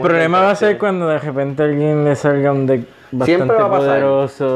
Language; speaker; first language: Spanish; native; Spanish